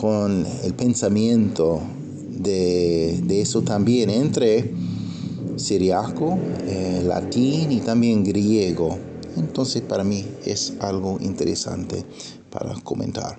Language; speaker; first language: Spanish; non-native, fluent; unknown